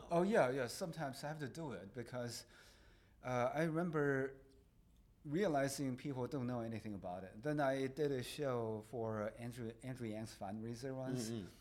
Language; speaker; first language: English; non-native, fluent; Chinese